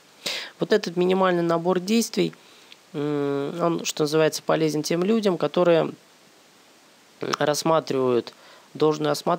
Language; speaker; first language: Russian; native; Russian